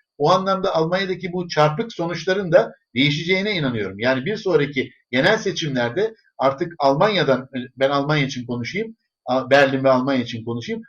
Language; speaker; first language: Turkish; early bilingual, other home language; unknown